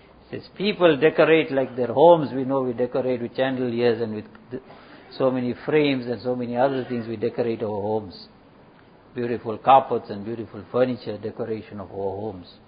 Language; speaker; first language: English; native; English